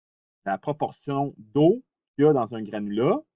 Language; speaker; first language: French; native; French